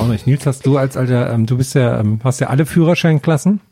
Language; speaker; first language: German; native; German